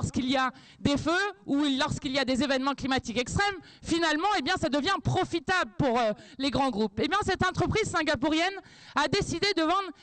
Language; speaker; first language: French; native; French